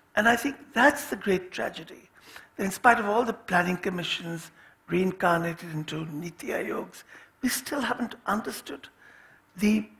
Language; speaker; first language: English; non-native, local second language; Hindi